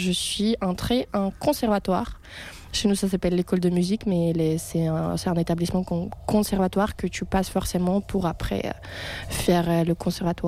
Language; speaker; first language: French; non-native, fluent; Russian